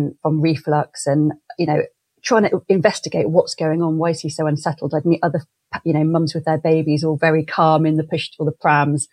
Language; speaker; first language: English; native; English